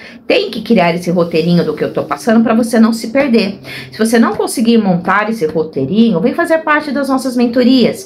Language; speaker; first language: Portuguese; native; Portuguese